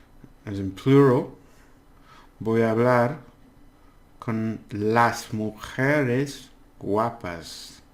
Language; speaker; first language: Spanish; non-native, learner; English